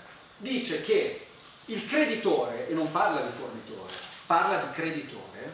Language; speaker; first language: Italian; native; Italian